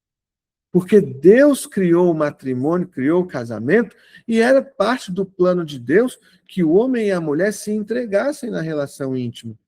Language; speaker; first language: Portuguese; native; Portuguese